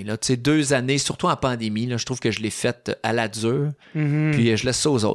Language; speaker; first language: French; native; French